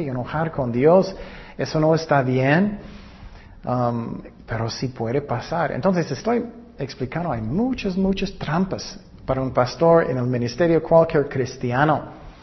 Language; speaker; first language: Spanish; non-native, learner; English